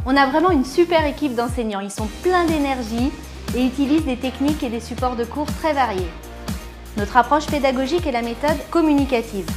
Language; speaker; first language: French; native; French